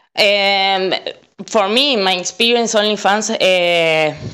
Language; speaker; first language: English; non-native, fluent; Spanish